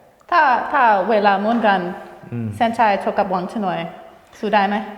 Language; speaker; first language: Thai; non-native, fluent; English